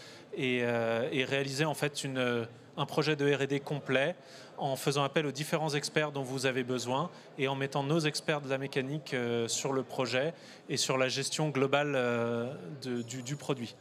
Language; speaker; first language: French; native; French